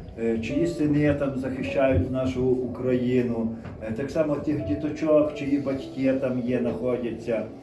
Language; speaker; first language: Ukrainian; native; Ukrainian